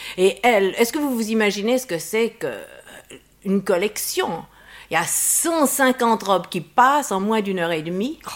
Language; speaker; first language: French; non-native, fluent; English